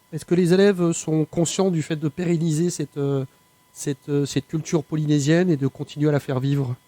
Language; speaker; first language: French; native; French